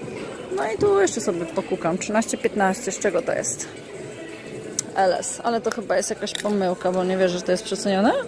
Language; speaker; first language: Polish; native; Polish